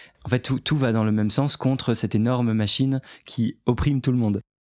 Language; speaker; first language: French; native; French